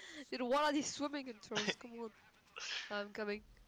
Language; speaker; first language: English; non-native, fluent; Danish